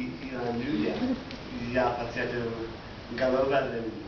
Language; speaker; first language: Russian; non-native, learner; English